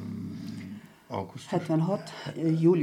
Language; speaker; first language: Hungarian; non-native, learner; German